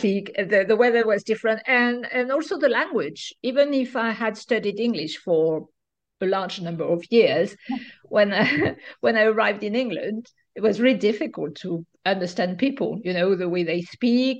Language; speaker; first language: English; non-native, fluent; French